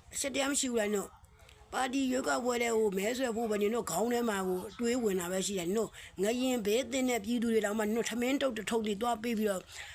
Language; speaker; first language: Burmese; native; Burmese